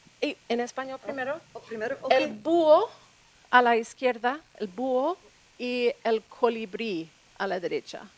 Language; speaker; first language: Spanish; non-native, fluent; English